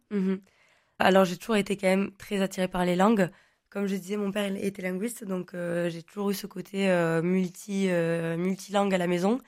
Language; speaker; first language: French; non-native, local second language; Occitan